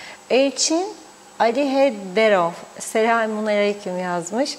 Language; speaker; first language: Turkish; native; Turkish